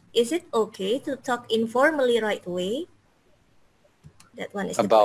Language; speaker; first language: English; non-native, fluent; Indonesian